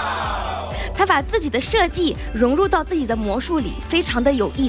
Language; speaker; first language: Chinese; native; Chinese